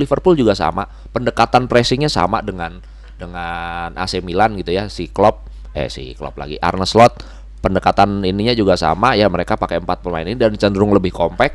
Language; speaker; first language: Indonesian; native; Indonesian